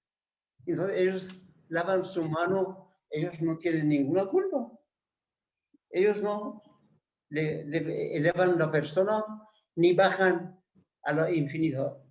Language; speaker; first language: Spanish; non-native, learner; Persian